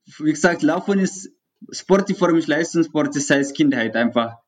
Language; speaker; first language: German; non-native, learner; Tigrinya